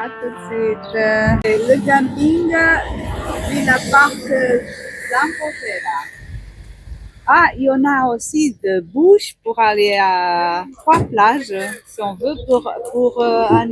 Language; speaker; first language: French; non-native, fluent; Portuguese